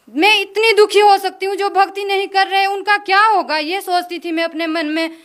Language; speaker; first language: Hindi; native; Hindi